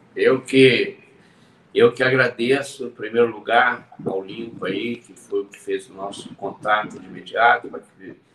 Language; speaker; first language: Portuguese; native; Portuguese